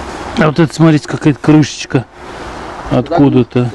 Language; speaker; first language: Russian; native; Russian